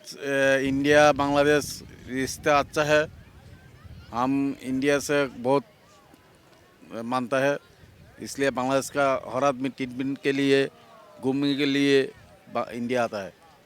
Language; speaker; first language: Hindi; non-native, learner; Bangla